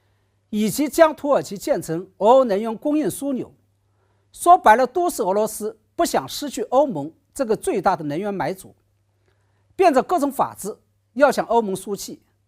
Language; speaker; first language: Chinese; native; Chinese